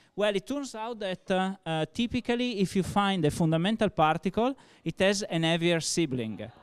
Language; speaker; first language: English; non-native, fluent; Italian